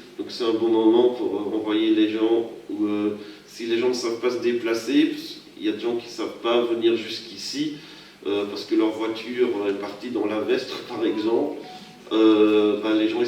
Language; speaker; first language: French; native; French